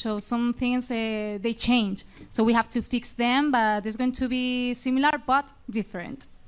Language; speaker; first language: English; non-native, fluent; Spanish